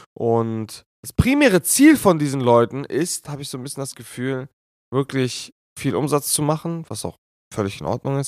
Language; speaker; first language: German; native; German